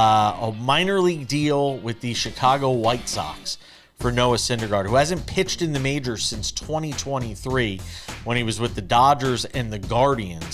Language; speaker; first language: English; native; English